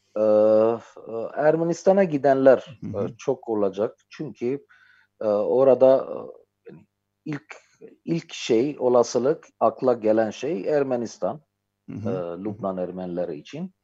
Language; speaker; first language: Turkish; non-native, fluent; Armenian